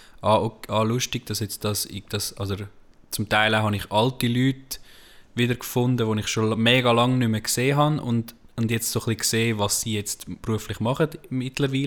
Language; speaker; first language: German; native; German